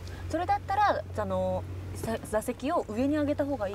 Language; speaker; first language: Japanese; native; Japanese